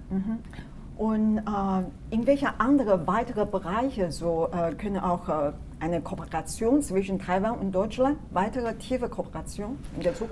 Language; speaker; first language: German; non-native, fluent; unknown